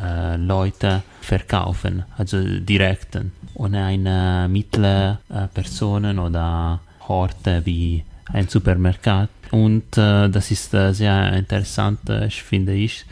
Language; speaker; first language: German; non-native, learner; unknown